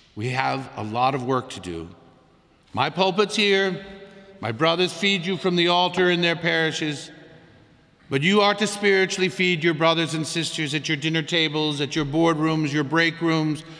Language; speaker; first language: English; native; English